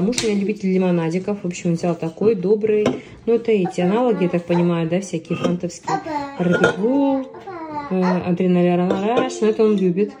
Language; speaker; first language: Russian; native; Russian